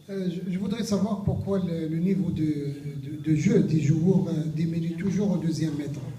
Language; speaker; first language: French; non-native, local second language; Arabic